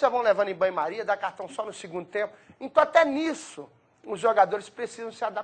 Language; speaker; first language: Portuguese; native; Portuguese